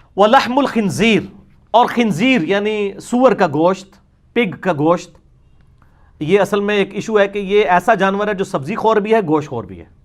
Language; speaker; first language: Urdu; non-native, local second language; Punjabi